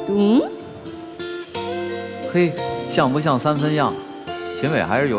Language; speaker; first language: Chinese; native; Chinese